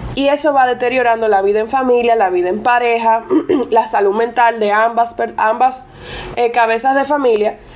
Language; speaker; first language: Spanish; non-native, local second language; English